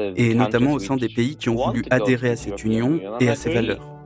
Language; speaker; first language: French; non-native, fluent; Polish